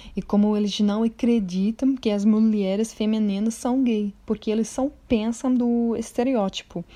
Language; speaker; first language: Portuguese; non-native, fluent; English